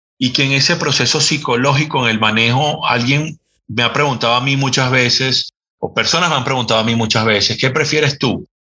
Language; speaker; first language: Spanish; native; Spanish